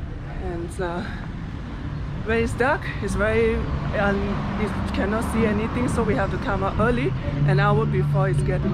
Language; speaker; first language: English; non-native, fluent; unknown